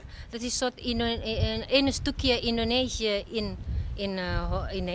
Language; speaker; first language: Dutch; non-native, learner; Indonesian